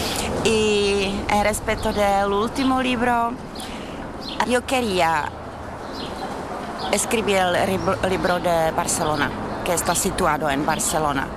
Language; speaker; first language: Spanish; non-native, learner; Czech